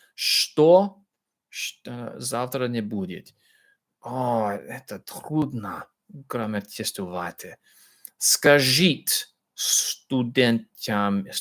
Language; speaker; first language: Russian; non-native, learner; English